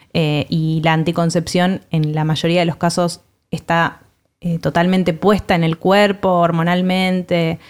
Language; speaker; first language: Spanish; native; Spanish